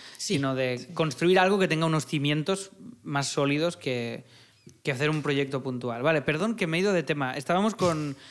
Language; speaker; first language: Spanish; native; Spanish